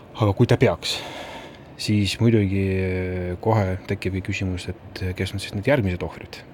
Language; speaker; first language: Estonian; non-native, local second language; Russian